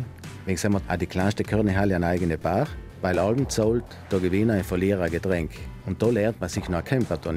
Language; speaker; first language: German; native; German